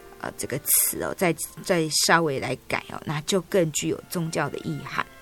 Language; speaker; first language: Chinese; native; Chinese